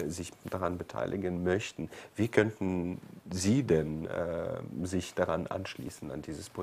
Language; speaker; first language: German; non-native, fluent; Ukrainian